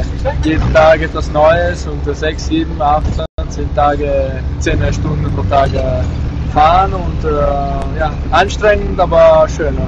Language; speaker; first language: German; non-native, learner; Italian